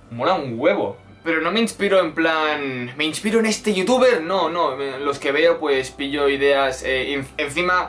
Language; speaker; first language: Spanish; native; Spanish